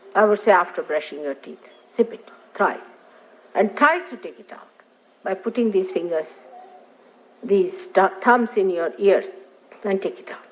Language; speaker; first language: English; non-native, local second language; Marathi